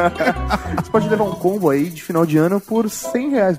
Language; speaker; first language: Portuguese; native; Portuguese